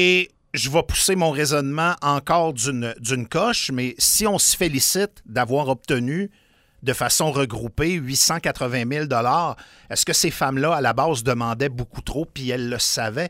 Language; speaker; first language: French; native; French